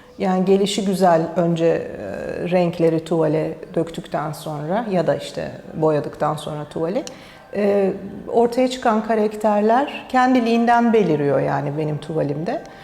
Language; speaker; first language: Turkish; early bilingual, heritage; Turkish